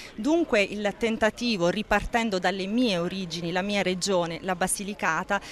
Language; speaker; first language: Italian; native; Italian